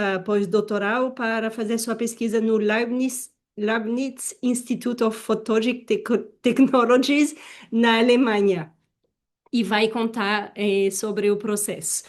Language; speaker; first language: Portuguese; non-native, fluent; French